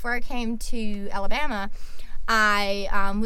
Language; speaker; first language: English; non-native, fluent; German